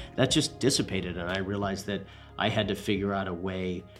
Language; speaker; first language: English; native; English